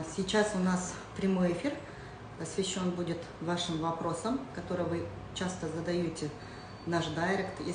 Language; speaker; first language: Russian; non-native, local second language; Kazakh